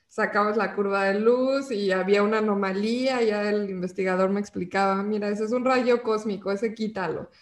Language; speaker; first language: Spanish; native; Spanish